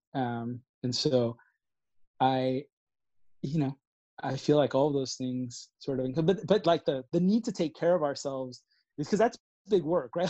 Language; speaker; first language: English; early bilingual, other home language; Spanish